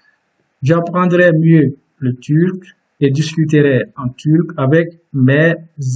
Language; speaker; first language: French; non-native, fluent; Turkish